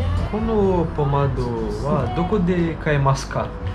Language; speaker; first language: Japanese; non-native, learner; Portuguese